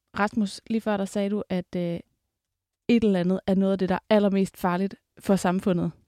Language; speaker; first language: Danish; native; Danish